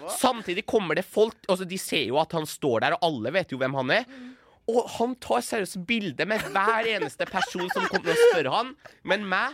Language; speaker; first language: Norwegian; early bilingual, other home language; Persian